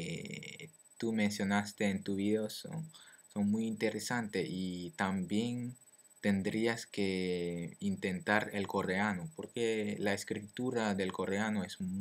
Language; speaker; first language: Spanish; non-native, learner; French